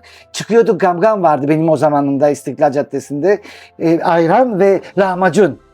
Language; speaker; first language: Turkish; non-native, local second language; Greek